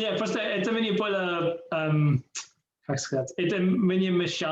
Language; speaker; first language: Russian; non-native, learner; English